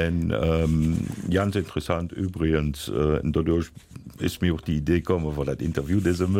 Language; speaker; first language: German; native; German